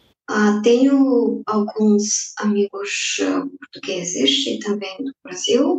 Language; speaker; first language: Portuguese; non-native, fluent; Bulgarian